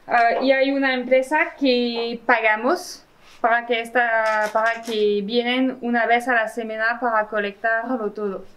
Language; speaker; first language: Spanish; non-native, fluent; French